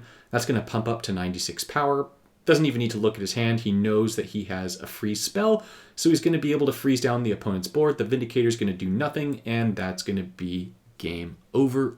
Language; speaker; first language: English; native; English